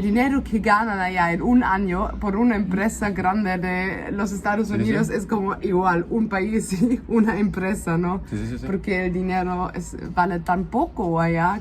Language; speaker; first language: Spanish; non-native, fluent; German